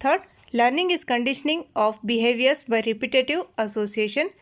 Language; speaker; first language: English; non-native, local second language; Kannada